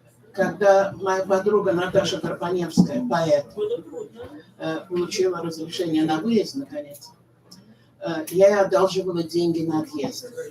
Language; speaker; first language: Russian; native; Russian